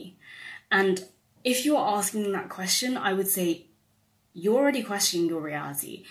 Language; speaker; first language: English; native; English